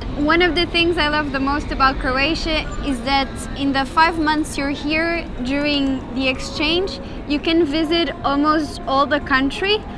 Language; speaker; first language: English; non-native, fluent; Portuguese